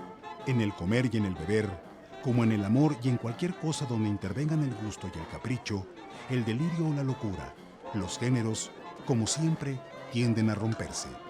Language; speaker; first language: Spanish; native; Spanish